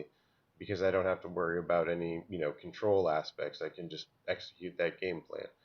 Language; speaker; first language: English; native; English